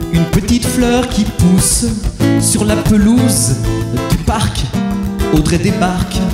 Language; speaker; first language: French; native; French